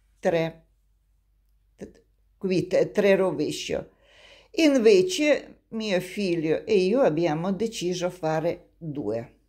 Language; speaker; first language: Italian; non-native, learner; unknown